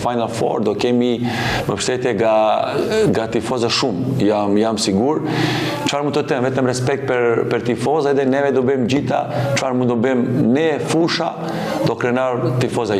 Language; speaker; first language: Albanian; non-native, learner; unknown